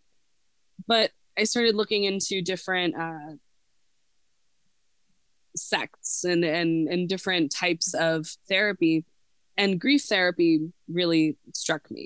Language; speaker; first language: English; native; English